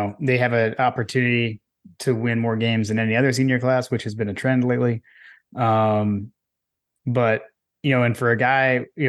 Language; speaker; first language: English; native; English